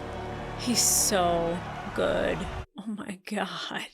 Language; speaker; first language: English; native; English